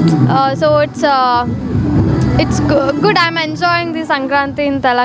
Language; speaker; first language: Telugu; non-native, learner; Kannada